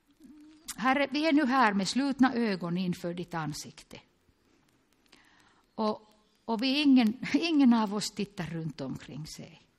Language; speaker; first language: Swedish; non-native, local second language; Finnish